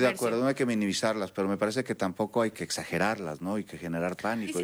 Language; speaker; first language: Spanish; native; Spanish